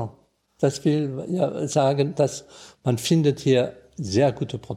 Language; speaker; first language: German; non-native, learner; French